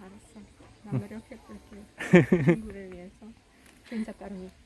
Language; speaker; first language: Korean; non-native, fluent; Russian